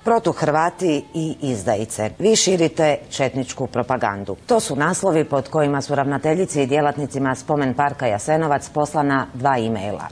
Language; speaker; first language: Croatian; native; Croatian